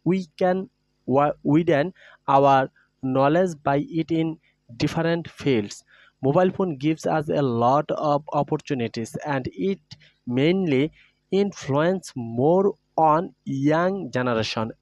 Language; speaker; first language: English; non-native, local second language; Bangla